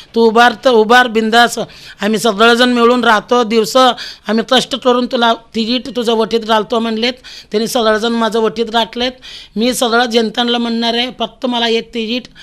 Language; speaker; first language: Marathi; non-native, local second language; Telugu